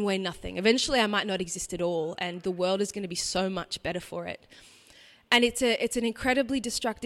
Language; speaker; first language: English; native; English